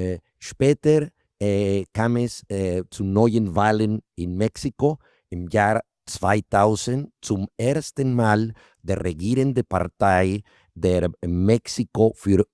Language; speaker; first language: German; non-native, fluent; Spanish